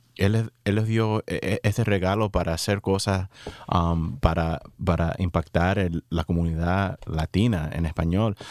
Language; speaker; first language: Spanish; early bilingual, heritage; Spanish